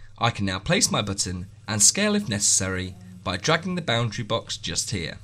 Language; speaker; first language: English; native; English